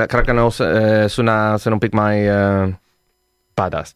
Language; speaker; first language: Romanian; non-native, learner; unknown